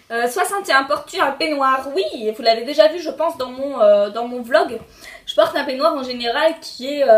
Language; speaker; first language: French; early bilingual, other home language; Polish